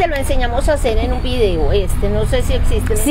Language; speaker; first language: Spanish; native; Spanish